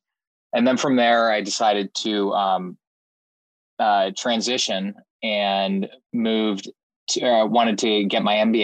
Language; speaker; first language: English; native; English